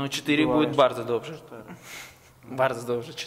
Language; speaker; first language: Polish; non-native, learner; Latvian